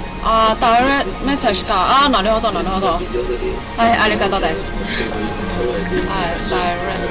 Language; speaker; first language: Japanese; non-native, learner; Cantonese